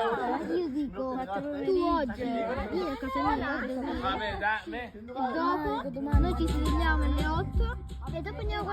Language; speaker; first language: Italian; early bilingual, other home language; Sinhala